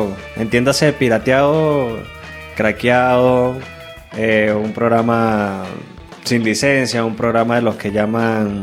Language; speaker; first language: Spanish; native; Spanish